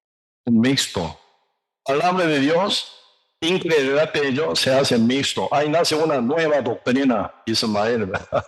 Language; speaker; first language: Spanish; non-native, learner; Korean